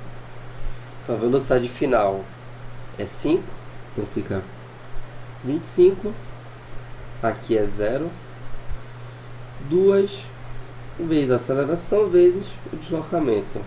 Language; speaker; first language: Portuguese; native; Portuguese